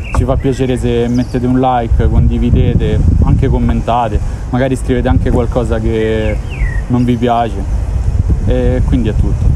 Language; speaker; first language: Italian; early bilingual, other home language; Ukrainian